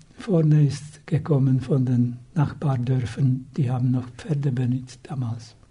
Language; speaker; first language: German; non-native, fluent; Czech